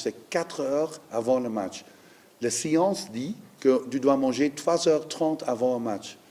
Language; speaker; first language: French; non-native, learner; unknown